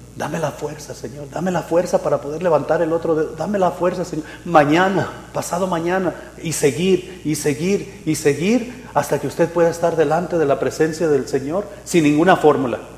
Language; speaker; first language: Spanish; native; Spanish